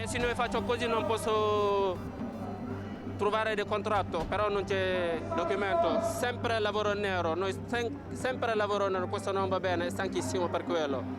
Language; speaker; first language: Italian; non-native, learner; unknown